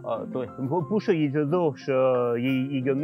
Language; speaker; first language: Chinese; non-native, learner; French